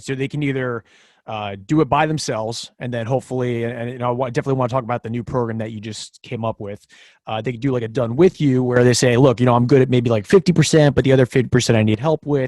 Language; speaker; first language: English; native; English